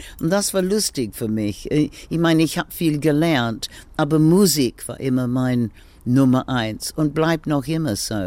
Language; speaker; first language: German; non-native, learner; English